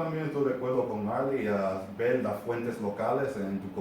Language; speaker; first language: Spanish; non-native, fluent; English